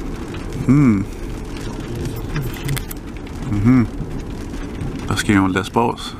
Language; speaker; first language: French; non-native, local second language; English